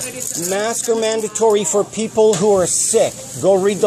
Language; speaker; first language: English; non-native, fluent; Punjabi